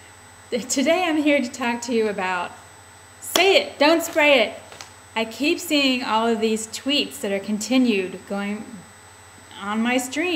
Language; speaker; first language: English; native; English